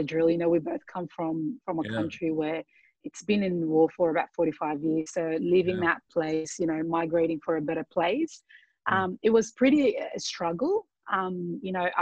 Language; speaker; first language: English; early bilingual, other home language; Arabic